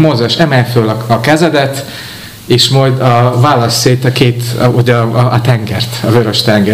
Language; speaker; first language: Hungarian; non-native, fluent; English